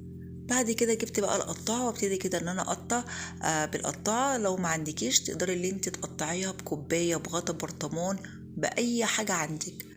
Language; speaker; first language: Arabic; native; Arabic